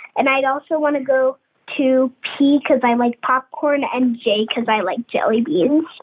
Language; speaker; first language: English; native; English